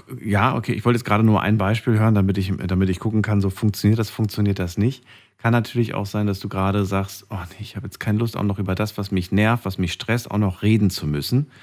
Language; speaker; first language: German; native; German